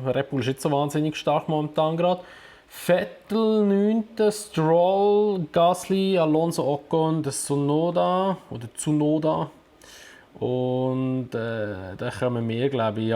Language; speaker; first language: German; native; German